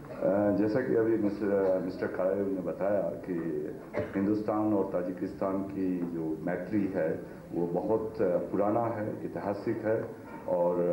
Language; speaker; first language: Hindi; native; Hindi